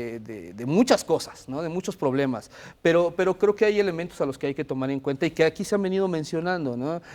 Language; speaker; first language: Spanish; native; Spanish